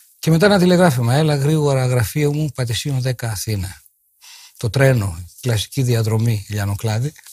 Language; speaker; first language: Greek; native; Greek